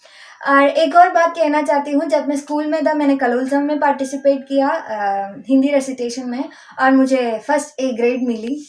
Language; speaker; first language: Hindi; non-native, local second language; Malayalam